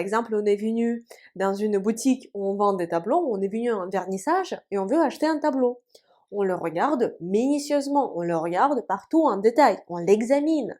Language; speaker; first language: French; non-native, fluent; Russian